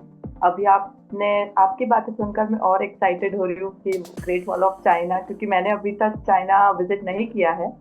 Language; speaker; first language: Hindi; native; Hindi